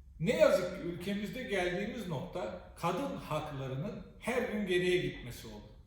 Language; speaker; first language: Turkish; native; Turkish